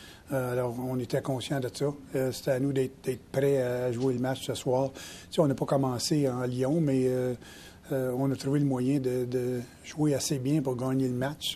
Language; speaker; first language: French; native; French